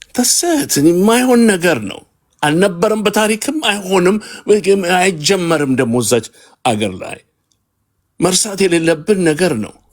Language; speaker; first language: Amharic; non-native, local second language; Tigrinya